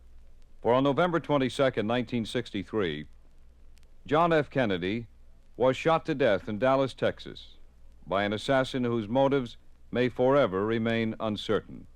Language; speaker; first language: English; native; English